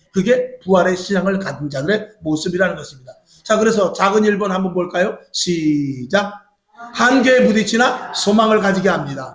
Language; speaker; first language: Korean; native; Korean